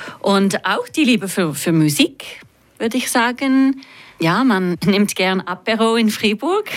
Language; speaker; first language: German; non-native, fluent; English